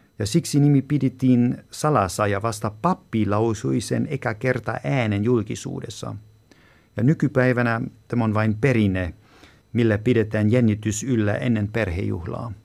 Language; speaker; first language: Finnish; non-native, fluent; German